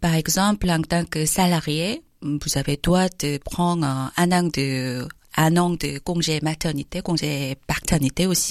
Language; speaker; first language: French; non-native, learner; Korean